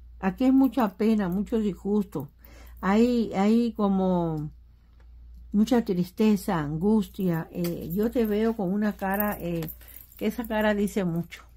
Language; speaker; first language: Spanish; native; Spanish